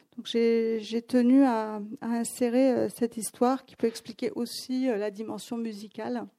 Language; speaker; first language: French; non-native, fluent; Greek